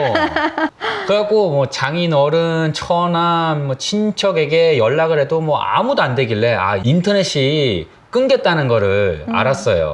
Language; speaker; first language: Korean; native; Korean